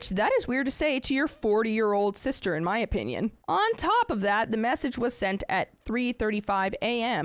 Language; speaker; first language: English; native; English